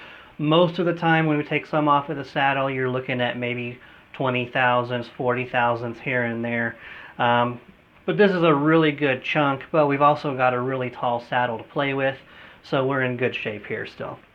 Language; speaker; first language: English; native; English